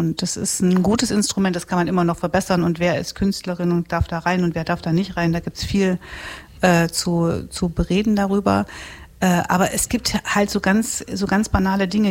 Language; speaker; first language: German; native; German